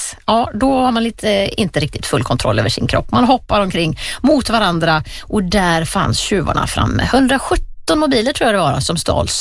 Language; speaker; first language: Swedish; native; Swedish